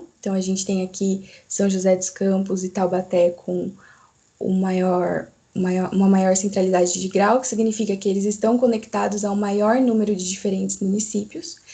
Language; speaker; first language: Portuguese; native; Portuguese